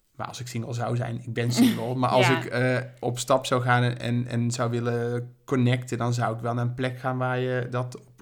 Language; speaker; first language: Dutch; native; Dutch